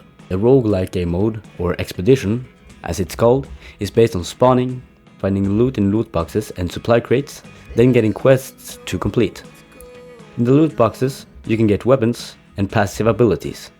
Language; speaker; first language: English; non-native, fluent; Norwegian